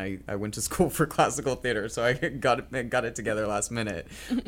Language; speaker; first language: English; native; English